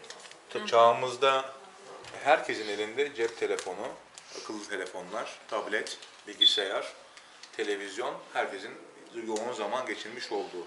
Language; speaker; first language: Turkish; native; Turkish